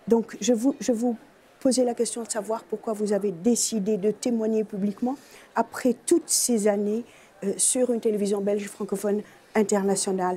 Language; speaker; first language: French; native; French